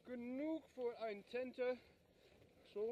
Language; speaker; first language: German; non-native, learner; Dutch